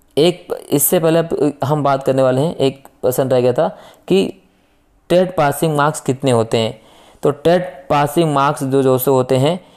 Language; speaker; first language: Hindi; native; Hindi